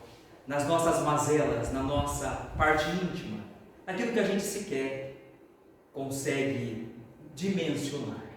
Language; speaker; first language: Portuguese; native; Portuguese